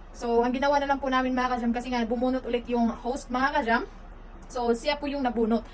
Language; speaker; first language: Filipino; native; Filipino